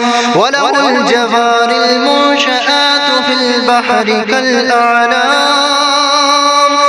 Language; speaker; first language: Arabic; native; Arabic